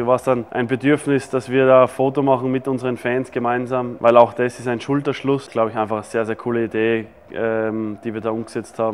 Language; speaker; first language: German; native; German